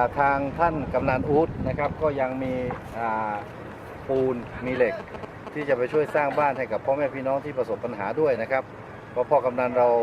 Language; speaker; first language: Thai; native; Thai